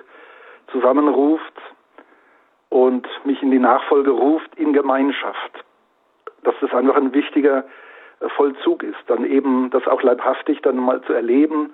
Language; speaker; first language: German; native; German